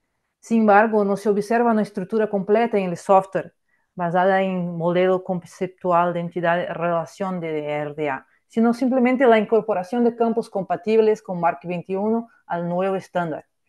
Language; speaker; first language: Spanish; non-native, fluent; Portuguese